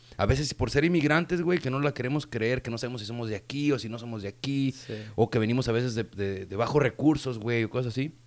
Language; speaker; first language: Spanish; native; Spanish